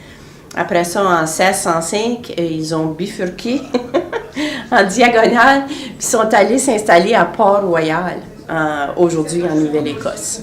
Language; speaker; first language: French; native; French